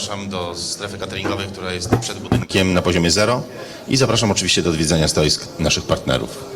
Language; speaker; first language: Polish; native; Polish